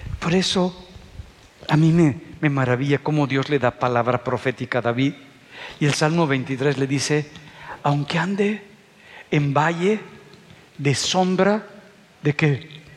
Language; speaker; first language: Spanish; native; Spanish